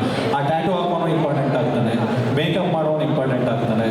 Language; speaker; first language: Kannada; native; Kannada